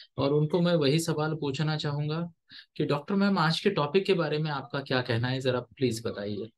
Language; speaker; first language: Hindi; non-native, local second language; Marathi